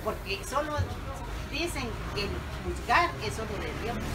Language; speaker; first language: Spanish; native; Spanish